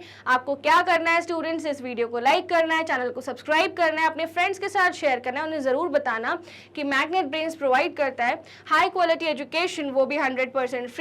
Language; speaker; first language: Hindi; native; Hindi